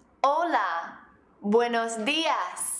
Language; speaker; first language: Spanish; non-native, fluent; English